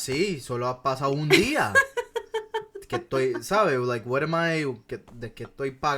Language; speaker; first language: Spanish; non-native, fluent; English